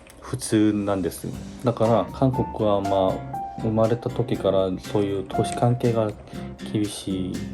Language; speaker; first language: Japanese; non-native, fluent; Korean